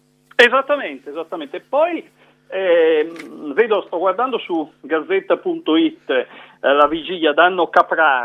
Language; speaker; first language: Italian; native; Italian